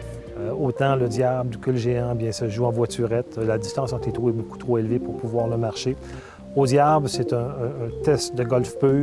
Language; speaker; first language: French; native; French